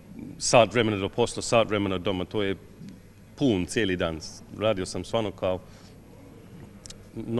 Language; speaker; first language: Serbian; non-native, fluent; English